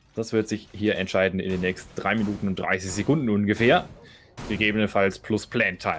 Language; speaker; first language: German; native; German